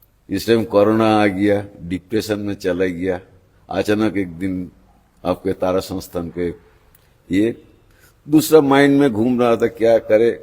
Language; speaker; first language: Hindi; non-native, local second language; Bangla